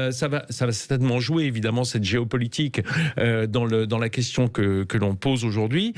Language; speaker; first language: French; native; French